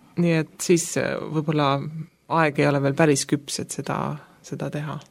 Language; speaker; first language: Estonian; native; Estonian